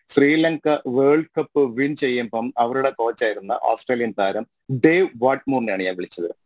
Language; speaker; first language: Malayalam; native; Malayalam